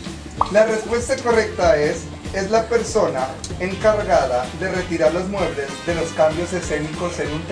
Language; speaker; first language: Spanish; native; Spanish